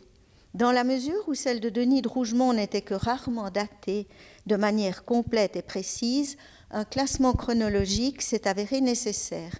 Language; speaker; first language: French; native; French